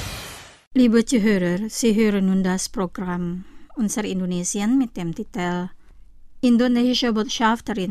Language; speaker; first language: German; non-native, fluent; Indonesian